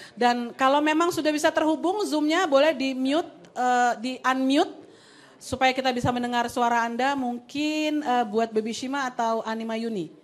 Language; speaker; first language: Indonesian; native; Indonesian